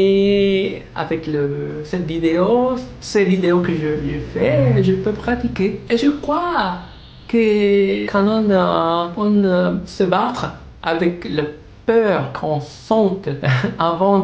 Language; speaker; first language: French; non-native, learner; Spanish